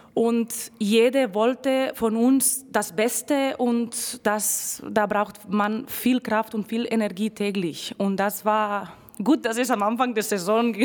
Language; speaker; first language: German; non-native, fluent; Spanish